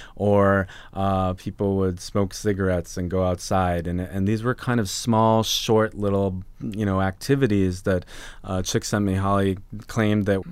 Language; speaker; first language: English; native; English